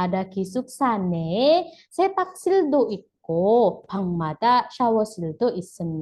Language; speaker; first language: Korean; non-native, fluent; Indonesian